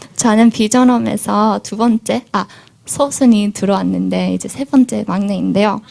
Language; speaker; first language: Korean; early bilingual, heritage; Korean